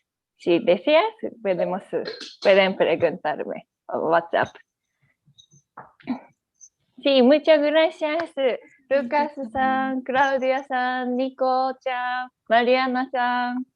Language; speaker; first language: Spanish; non-native, learner; Japanese